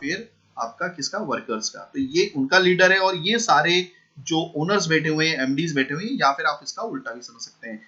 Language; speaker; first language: Hindi; native; Hindi